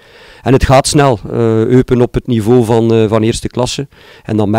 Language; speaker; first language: Dutch; native; Dutch